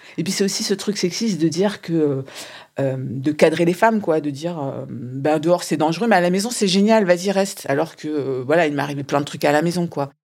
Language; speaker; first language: French; native; French